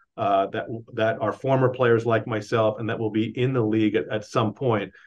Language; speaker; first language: English; native; English